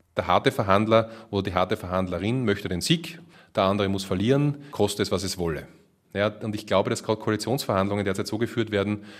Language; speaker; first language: German; native; German